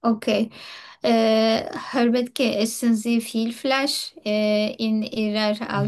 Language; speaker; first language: German; non-native, learner; Turkish